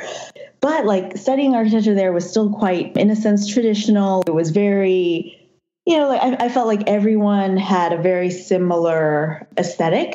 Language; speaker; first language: English; non-native, local second language; Cantonese